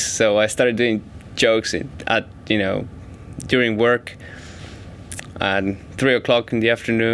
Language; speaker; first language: English; non-native, fluent; Spanish